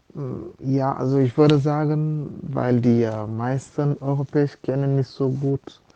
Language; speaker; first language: German; non-native, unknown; Wolof